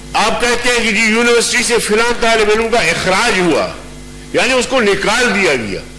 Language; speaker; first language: Urdu; non-native, local second language; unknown